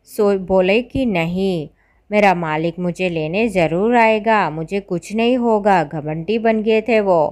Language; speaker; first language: Hindi; non-native, local second language; Malayalam